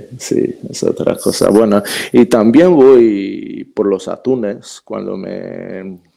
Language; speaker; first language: Spanish; non-native, fluent; Croatian